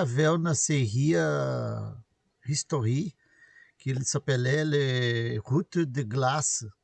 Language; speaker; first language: French; non-native, learner; Portuguese